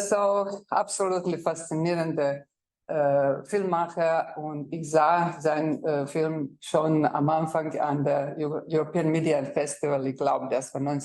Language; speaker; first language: German; non-native, fluent; Croatian